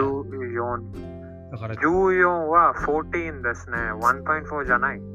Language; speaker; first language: Japanese; non-native, learner; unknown